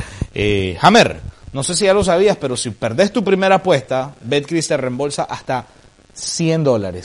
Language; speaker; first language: Spanish; native; Spanish